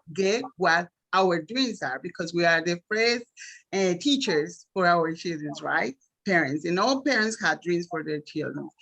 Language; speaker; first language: English; non-native, learner; Spanish